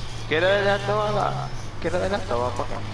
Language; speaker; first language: Spanish; native; Spanish